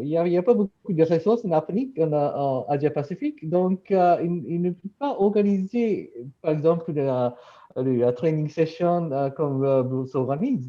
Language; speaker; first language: French; non-native, fluent; Japanese